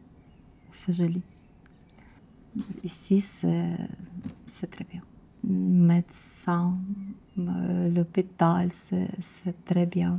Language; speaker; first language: French; non-native, learner; Ukrainian